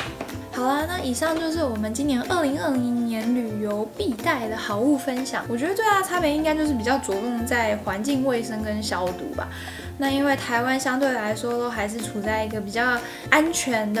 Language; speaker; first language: Chinese; native; Chinese